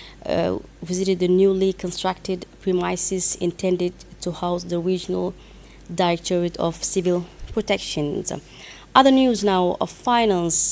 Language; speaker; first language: English; non-native, fluent; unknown